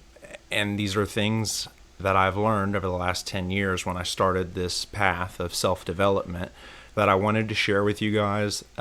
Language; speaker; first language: English; native; English